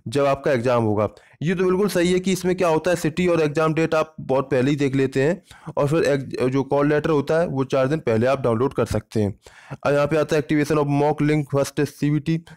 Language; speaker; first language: Hindi; native; Hindi